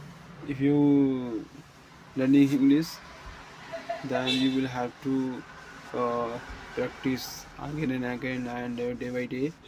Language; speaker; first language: English; non-native, learner; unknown